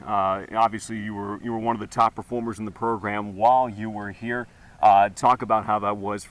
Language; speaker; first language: English; native; English